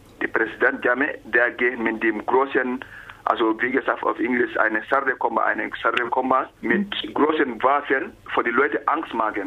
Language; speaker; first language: German; non-native, learner; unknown